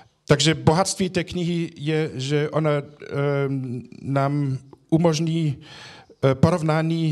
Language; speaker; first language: Czech; non-native, fluent; German